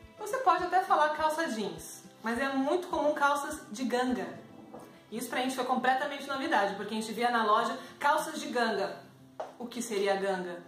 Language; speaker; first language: Portuguese; native; Portuguese